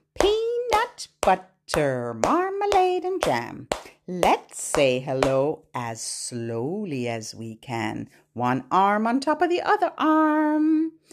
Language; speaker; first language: English; native; English